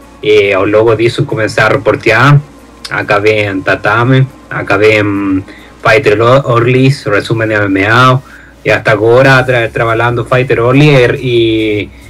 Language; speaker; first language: Portuguese; non-native, learner; Spanish